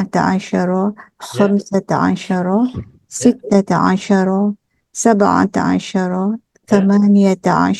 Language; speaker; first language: Arabic; non-native, learner; Malay